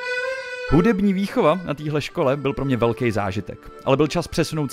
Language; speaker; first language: Czech; native; Czech